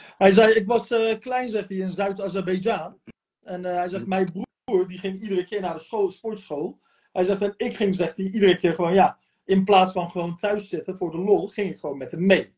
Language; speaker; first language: Dutch; early bilingual, other home language; Turkish